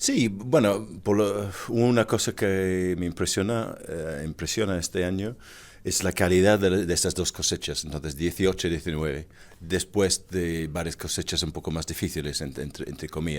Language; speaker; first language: Spanish; non-native, fluent; English